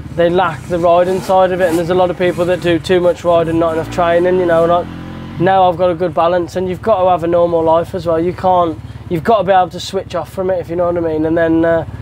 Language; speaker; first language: English; native; English